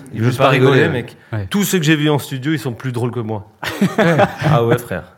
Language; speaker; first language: French; early bilingual, other home language; Spanish